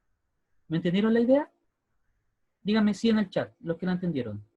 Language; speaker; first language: Spanish; native; Spanish